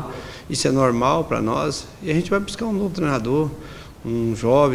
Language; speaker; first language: Portuguese; native; Portuguese